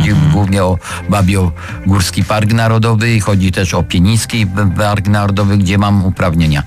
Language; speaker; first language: Polish; native; Polish